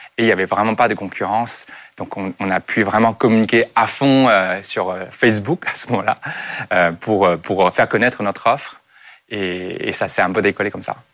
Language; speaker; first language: French; non-native, fluent; Chinese